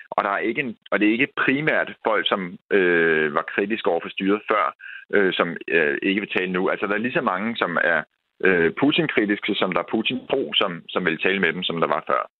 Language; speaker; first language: Danish; native; Danish